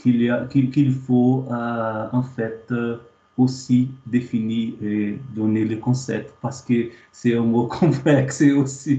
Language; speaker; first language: French; non-native, fluent; Portuguese